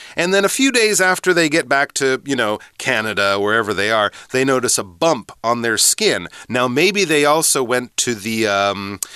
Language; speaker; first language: English; native; English